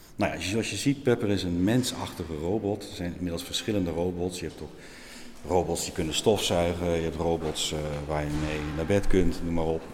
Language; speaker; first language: Dutch; native; Dutch